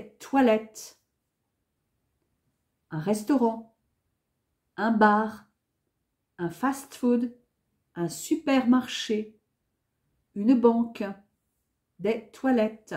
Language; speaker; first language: French; native; French